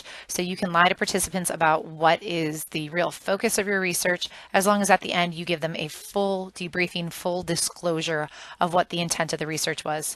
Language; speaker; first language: English; native; English